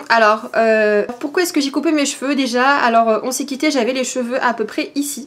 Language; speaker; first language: French; native; French